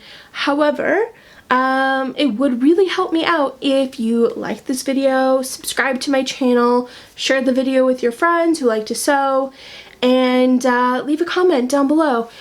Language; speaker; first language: English; native; English